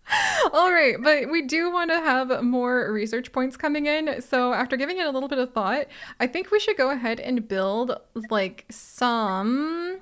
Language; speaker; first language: English; native; English